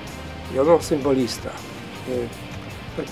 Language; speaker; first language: Italian; non-native, learner; Polish